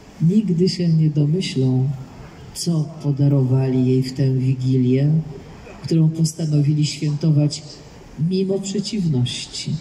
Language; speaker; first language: Polish; native; Polish